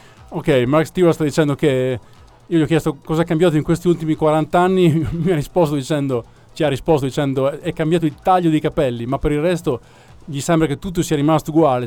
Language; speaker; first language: Italian; native; Italian